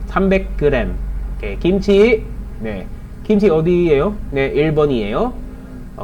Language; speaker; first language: Korean; non-native, learner; Filipino